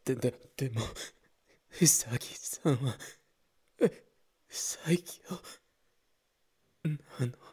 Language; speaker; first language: Japanese; non-native, learner; Spanish